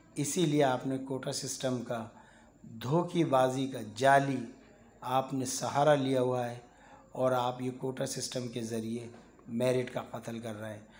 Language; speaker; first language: Urdu; native; Urdu